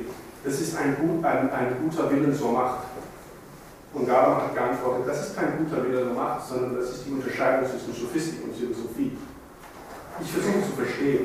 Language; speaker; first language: German; non-native, fluent; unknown